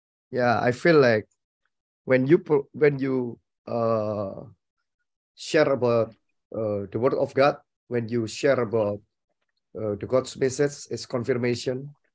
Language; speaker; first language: English; non-native, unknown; Indonesian